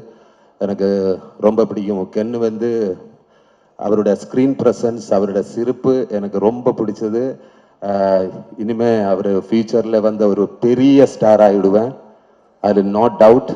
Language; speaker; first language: Tamil; non-native, learner; Malayalam